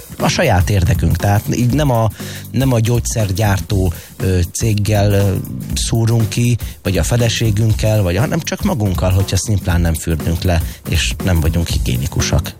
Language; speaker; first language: Hungarian; native; Hungarian